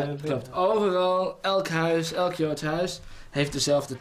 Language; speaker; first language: Dutch; native; Dutch